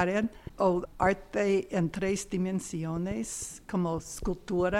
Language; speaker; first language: Spanish; non-native, learner; English